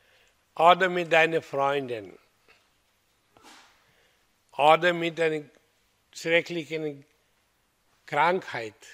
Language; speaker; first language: German; non-native, learner; Hindi